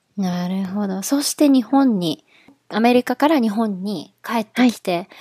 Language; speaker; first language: Japanese; native; Japanese